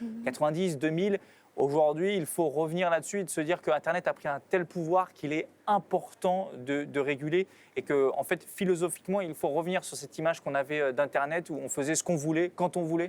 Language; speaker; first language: French; native; French